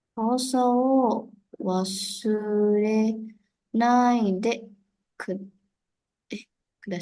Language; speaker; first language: Japanese; non-native, learner; Indonesian